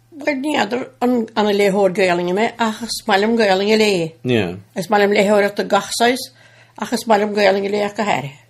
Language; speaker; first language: Irish; native; Irish